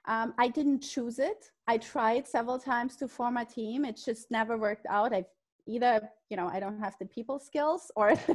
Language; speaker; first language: English; non-native, fluent; German